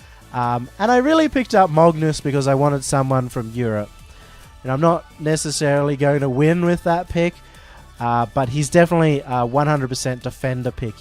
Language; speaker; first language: English; native; English